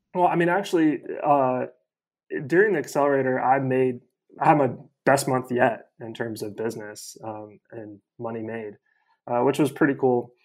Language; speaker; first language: English; native; English